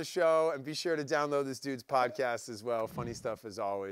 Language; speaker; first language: English; native; English